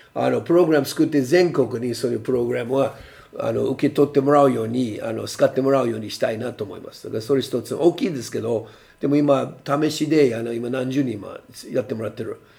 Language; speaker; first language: Japanese; non-native, fluent; English